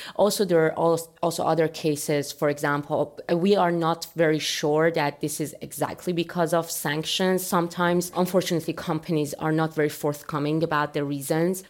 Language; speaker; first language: English; non-native, fluent; Persian